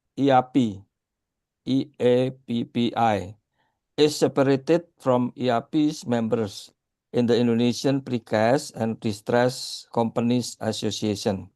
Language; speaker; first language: English; non-native, learner; Indonesian